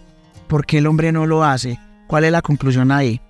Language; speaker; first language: Spanish; native; Spanish